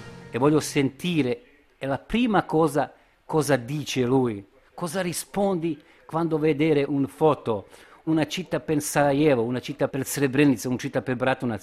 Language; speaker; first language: Italian; non-native, learner; Bosnian